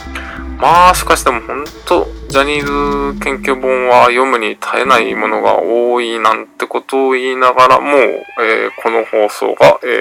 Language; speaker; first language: Japanese; native; Japanese